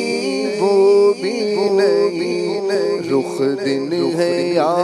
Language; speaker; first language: Urdu; native; Urdu